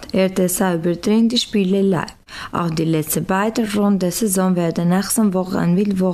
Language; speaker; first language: German; non-native, fluent; Albanian